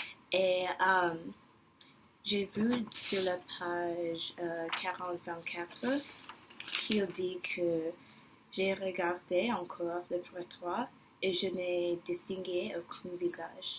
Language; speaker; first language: French; non-native, learner; English